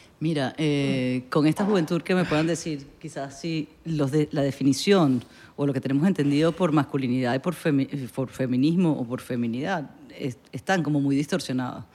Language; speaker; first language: Spanish; native; Spanish